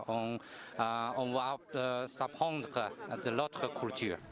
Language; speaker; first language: French; non-native, fluent; Chinese